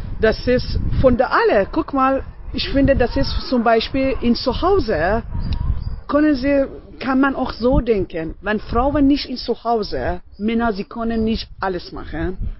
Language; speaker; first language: German; non-native, learner; Persian